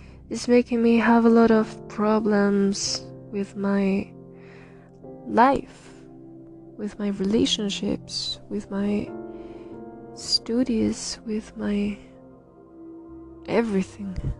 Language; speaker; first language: English; non-native, fluent; Spanish